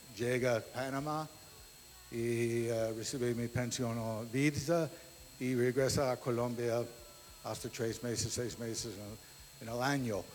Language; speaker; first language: Spanish; non-native, learner; English